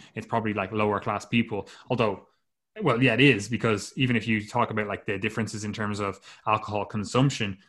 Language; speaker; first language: English; native; English